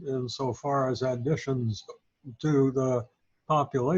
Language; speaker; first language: English; native; English